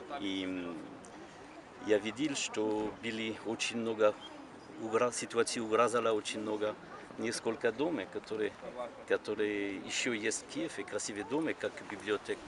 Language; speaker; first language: Russian; non-native, learner; French